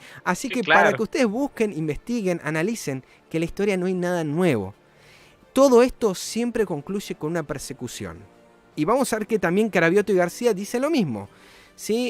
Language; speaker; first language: Spanish; native; Spanish